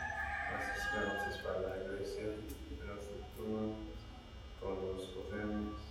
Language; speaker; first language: Spanish; non-native, fluent; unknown